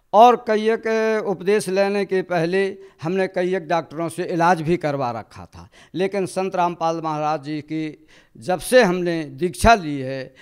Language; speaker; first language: Hindi; native; Hindi